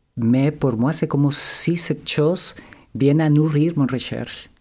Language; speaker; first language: French; non-native, learner; Spanish